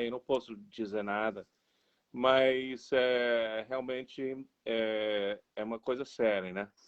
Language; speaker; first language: Portuguese; non-native, fluent; English